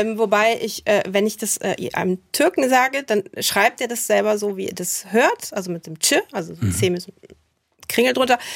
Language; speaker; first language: German; native; German